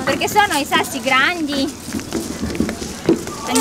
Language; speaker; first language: Italian; native; Italian